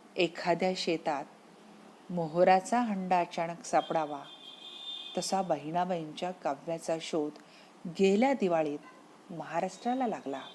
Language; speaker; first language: Marathi; native; Marathi